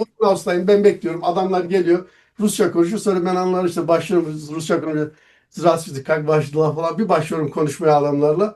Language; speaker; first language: Turkish; non-native, local second language; Zaza